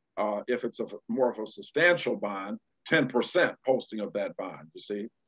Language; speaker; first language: English; native; English